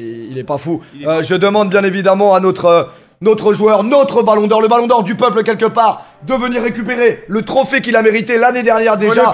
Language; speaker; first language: French; native; French